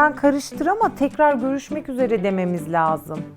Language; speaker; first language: Turkish; native; Turkish